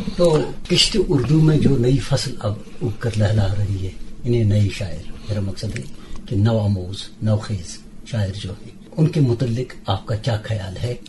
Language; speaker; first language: Urdu; non-native, local second language; Kashmiri